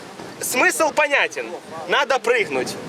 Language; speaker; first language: Russian; native; Russian